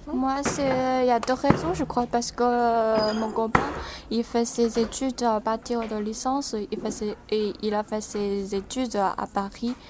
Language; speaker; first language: French; non-native, fluent; Chinese